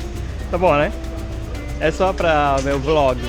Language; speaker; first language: Portuguese; non-native, learner; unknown